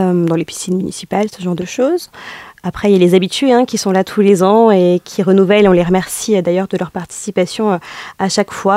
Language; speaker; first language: French; native; French